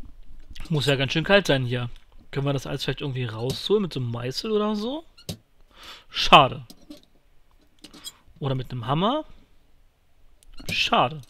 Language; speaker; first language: German; native; German